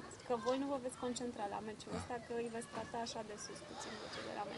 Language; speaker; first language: Romanian; native; Romanian